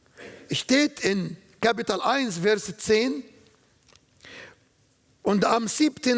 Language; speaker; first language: German; non-native, learner; Arabic